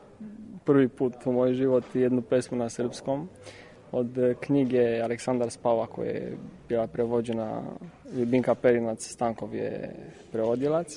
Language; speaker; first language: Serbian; non-native, learner; Romanian